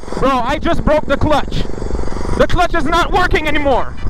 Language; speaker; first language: English; non-native, fluent; French